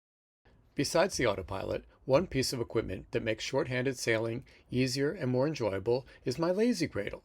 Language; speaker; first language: English; native; English